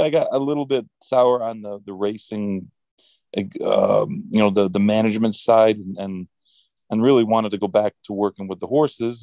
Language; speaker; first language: English; native; English